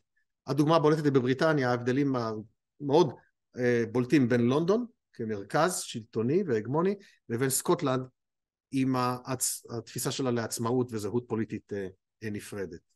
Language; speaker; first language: Hebrew; native; Hebrew